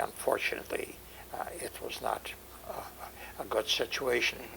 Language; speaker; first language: English; native; English